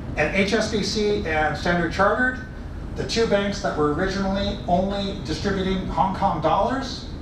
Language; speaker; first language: English; native; English